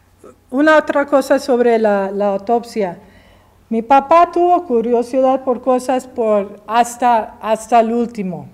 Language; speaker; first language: Spanish; early bilingual, heritage; English